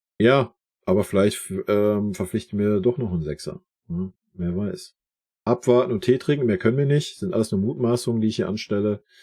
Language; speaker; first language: German; native; German